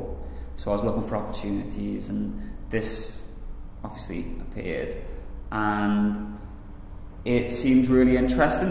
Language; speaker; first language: English; native; English